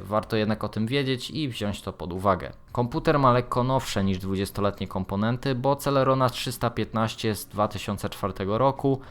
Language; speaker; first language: Polish; native; Polish